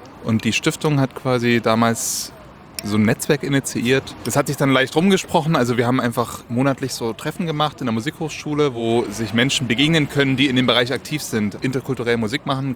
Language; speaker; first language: German; native; German